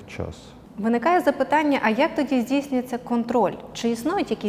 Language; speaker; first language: Ukrainian; native; Ukrainian